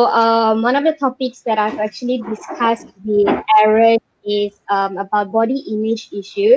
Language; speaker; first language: English; non-native, local second language; Malay